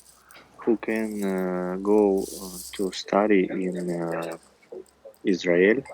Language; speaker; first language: English; non-native, learner; Russian